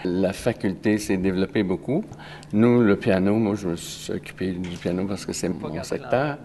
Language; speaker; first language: French; native; French